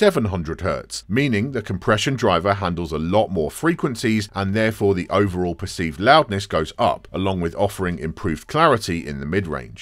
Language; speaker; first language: English; native; English